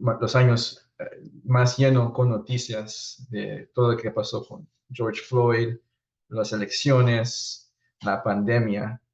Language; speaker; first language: Spanish; early bilingual, heritage; Spanish